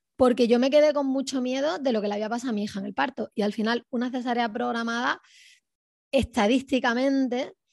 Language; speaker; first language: Spanish; native; Spanish